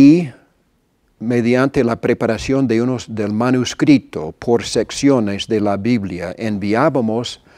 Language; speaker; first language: Spanish; non-native, fluent; English